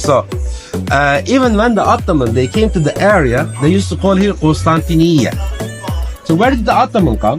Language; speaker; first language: English; non-native, fluent; Turkish